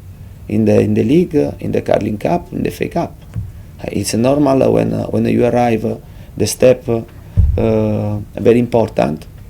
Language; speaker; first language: English; non-native, fluent; Italian